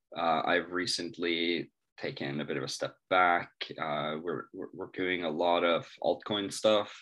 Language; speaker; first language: English; non-native, fluent; Norwegian